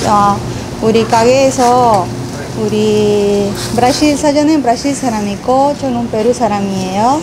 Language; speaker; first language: Korean; non-native, fluent; Spanish